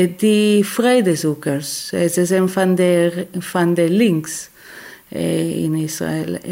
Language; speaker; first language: Dutch; non-native, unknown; Hebrew